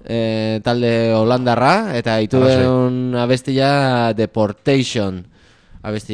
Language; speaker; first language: Basque; native; Basque